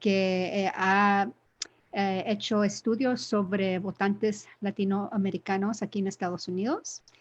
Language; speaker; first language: Spanish; early bilingual, other home language; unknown